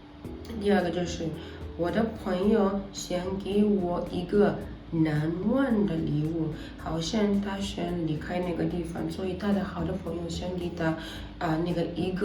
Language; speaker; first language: Chinese; non-native, learner; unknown